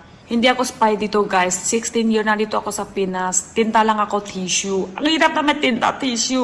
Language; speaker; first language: Filipino; non-native, learner; Chinese